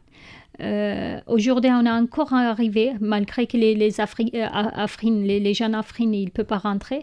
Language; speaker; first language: French; non-native, learner; Kurdish